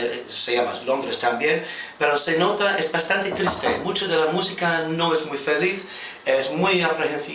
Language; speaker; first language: Spanish; non-native, fluent; English